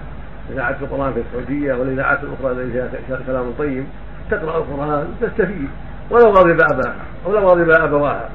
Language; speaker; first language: Arabic; native; Arabic